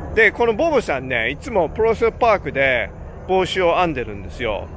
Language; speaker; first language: Japanese; native; Japanese